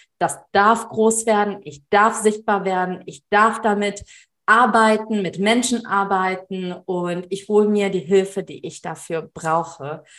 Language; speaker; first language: German; early bilingual, other home language; Tamil